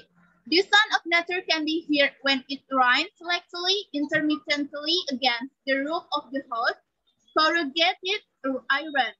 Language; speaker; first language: English; non-native, learner; Indonesian